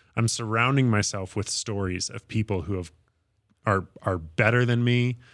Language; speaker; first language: English; native; English